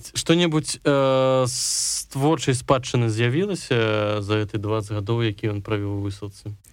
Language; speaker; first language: Belarusian; non-native, local second language; Russian